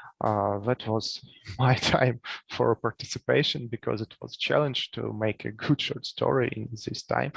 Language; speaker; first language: English; non-native, learner; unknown